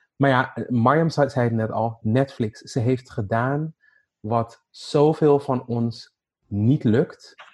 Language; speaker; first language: Dutch; native; Dutch